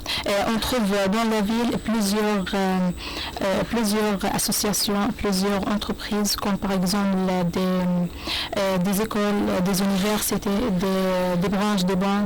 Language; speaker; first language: French; non-native, learner; Arabic